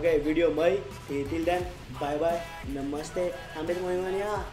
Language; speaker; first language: Vietnamese; non-native, learner; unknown